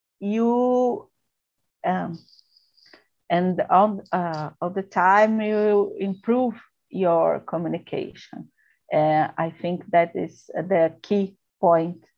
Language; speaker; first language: English; non-native, learner; Portuguese